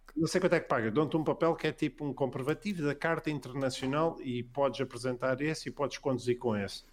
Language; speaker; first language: Portuguese; native; Portuguese